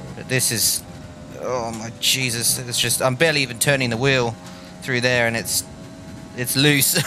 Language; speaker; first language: English; native; English